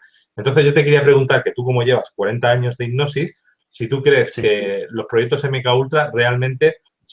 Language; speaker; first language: Spanish; native; Spanish